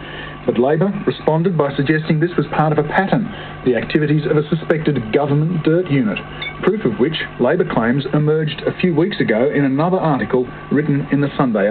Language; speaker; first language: English; native; English